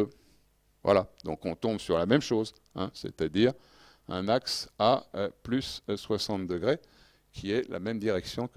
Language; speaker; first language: French; native; French